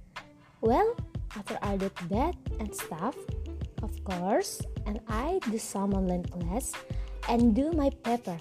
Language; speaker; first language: English; non-native, learner; Indonesian